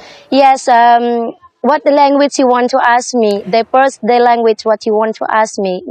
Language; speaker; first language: English; non-native, learner; Indonesian